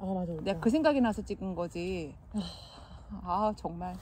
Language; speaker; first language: Korean; native; Korean